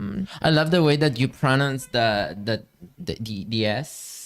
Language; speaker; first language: English; non-native, learner; Spanish